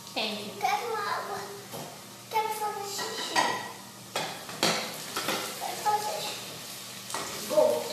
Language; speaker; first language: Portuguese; early bilingual, other home language; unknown